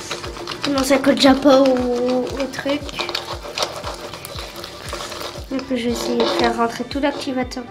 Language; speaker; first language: French; native; French